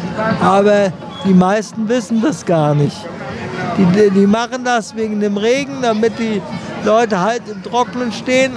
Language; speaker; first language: German; native; German